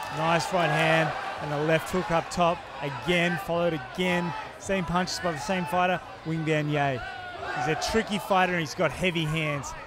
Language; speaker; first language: English; native; English